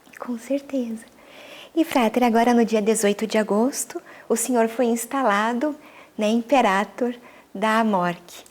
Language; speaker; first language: Portuguese; native; Portuguese